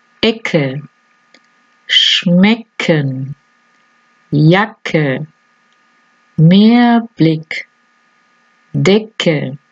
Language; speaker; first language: German; non-native, fluent; Spanish